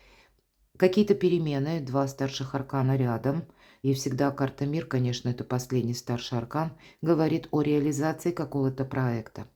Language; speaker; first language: Russian; native; Russian